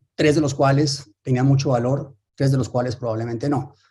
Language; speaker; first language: Spanish; native; Spanish